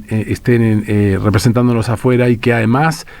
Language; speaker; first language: Spanish; native; Spanish